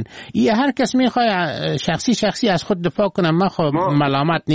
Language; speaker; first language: Persian; native; Persian